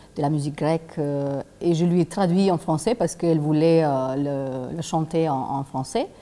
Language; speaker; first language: French; non-native, fluent; Albanian